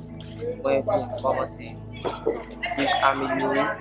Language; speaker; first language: French; non-native, local second language; Haitian Creole